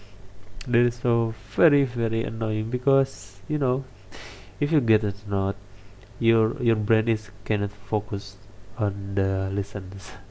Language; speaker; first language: English; non-native, learner; Indonesian